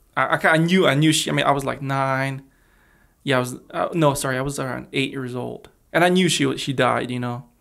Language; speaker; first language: English; early bilingual, other home language; Russian